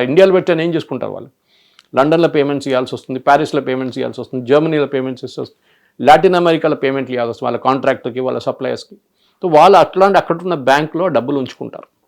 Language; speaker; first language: Telugu; non-native, local second language; Malayalam